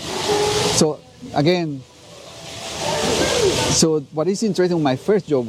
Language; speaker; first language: English; non-native, fluent; Spanish